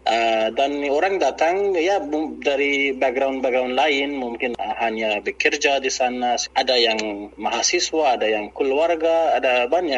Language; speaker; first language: Indonesian; non-native, learner; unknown